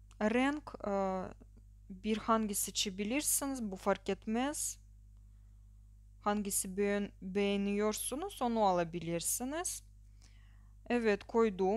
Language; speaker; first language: Turkish; non-native, learner; Russian